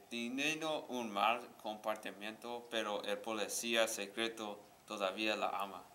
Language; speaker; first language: Spanish; non-native, learner; English